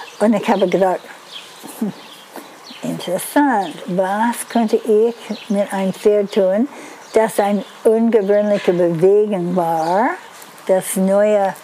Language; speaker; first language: German; non-native, learner; English